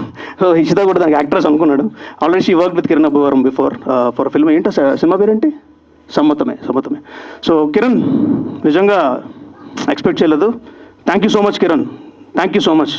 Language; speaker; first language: Telugu; native; Telugu